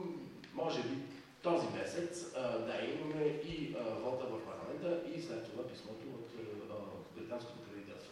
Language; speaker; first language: Bulgarian; non-native, fluent; French